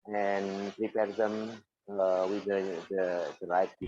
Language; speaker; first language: English; non-native, fluent; Indonesian